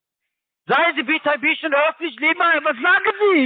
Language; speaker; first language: German; non-native, learner; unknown